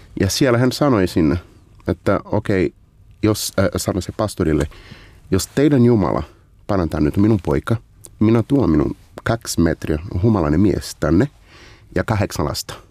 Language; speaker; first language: Finnish; non-native, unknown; Portuguese